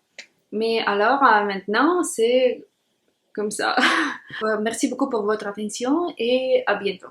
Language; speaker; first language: French; non-native, learner; Russian